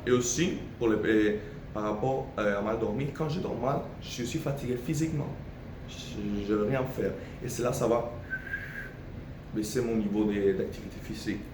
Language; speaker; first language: French; non-native, fluent; Spanish